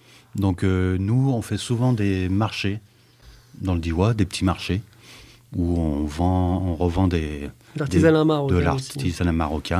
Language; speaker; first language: French; native; French